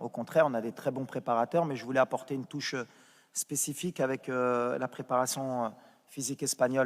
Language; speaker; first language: French; early bilingual, other home language; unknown